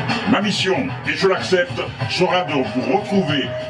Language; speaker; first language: French; native; French